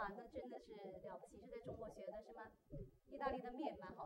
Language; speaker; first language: Chinese; native; Chinese